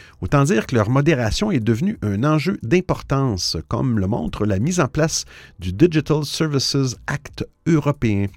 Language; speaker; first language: French; native; French